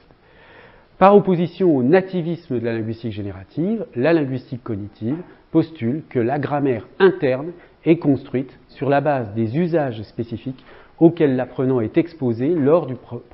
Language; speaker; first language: French; native; French